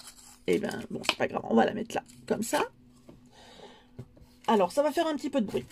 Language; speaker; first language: French; native; French